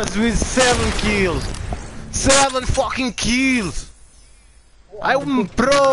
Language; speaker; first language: English; non-native, learner; French